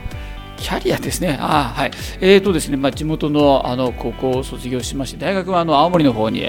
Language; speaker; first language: Japanese; native; Japanese